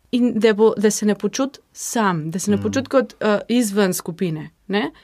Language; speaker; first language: Slovenian; early bilingual, heritage; Slovenian